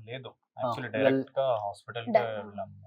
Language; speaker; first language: Telugu; non-native, local second language; Kannada